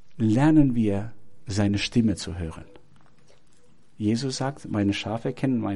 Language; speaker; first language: German; non-native, fluent; Albanian